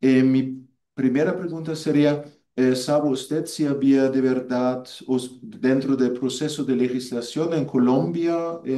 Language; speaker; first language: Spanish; non-native, fluent; German